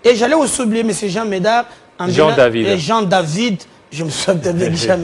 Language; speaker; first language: French; non-native, local second language; Lingala